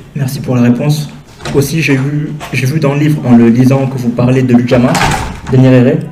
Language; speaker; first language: French; non-native, local second language; Wolof